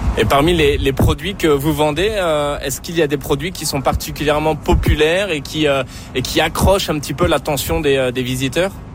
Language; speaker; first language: French; native; French